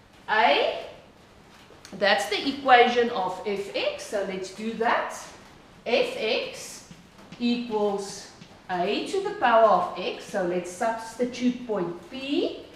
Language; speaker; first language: English; non-native, local second language; Afrikaans